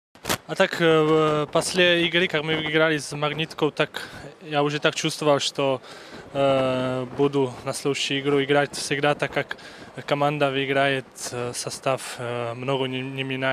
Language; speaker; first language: Russian; non-native, local second language; Latvian